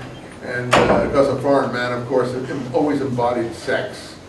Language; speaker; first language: English; native; English